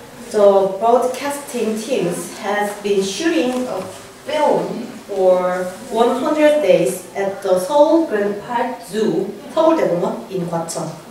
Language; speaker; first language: English; non-native, learner; Korean